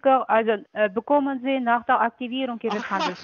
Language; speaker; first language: German; non-native, fluent; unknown